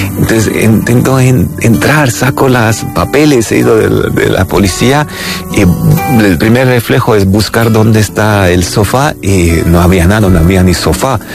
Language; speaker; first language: Spanish; non-native, fluent; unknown